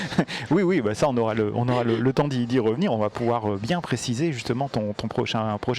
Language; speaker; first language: French; native; French